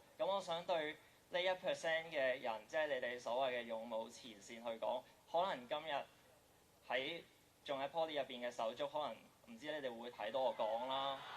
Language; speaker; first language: Cantonese; native; Cantonese